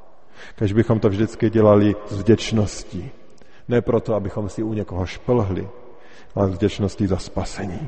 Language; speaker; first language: Czech; native; Czech